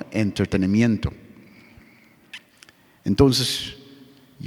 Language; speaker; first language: Spanish; non-native, fluent; English